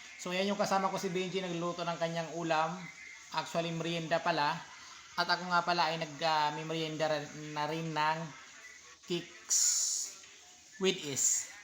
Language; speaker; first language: Filipino; non-native, local second language; Masbatenyo